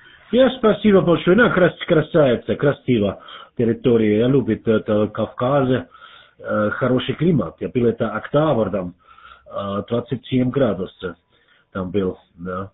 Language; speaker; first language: Russian; non-native, learner; German